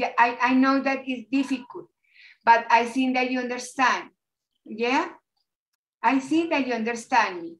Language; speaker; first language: English; non-native, learner; Spanish